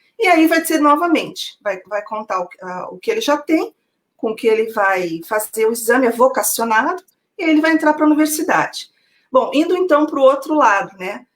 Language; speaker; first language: Portuguese; native; Portuguese